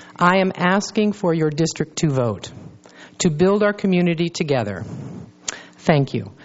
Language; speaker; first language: English; native; English